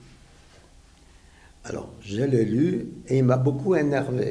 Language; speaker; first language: French; non-native, fluent; Yiddish